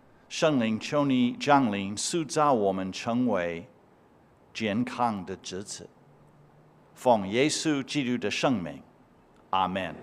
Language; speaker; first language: Chinese; non-native, fluent; English